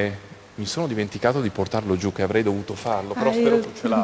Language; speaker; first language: Italian; native; Italian